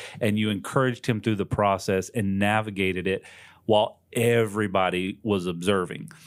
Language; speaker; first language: English; native; English